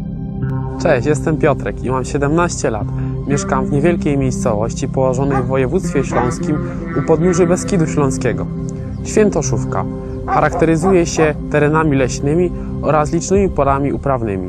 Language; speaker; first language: Polish; native; Polish